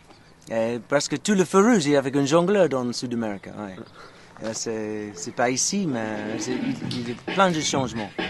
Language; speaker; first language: French; non-native, learner; English